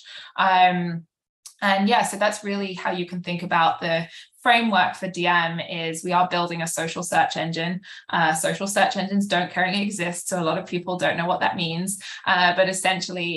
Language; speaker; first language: English; native; English